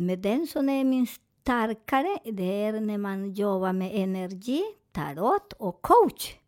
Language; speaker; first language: Swedish; non-native, fluent; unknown